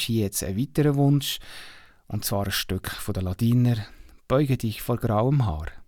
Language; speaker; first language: German; native; German